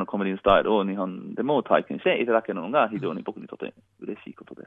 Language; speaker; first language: Japanese; non-native, fluent; English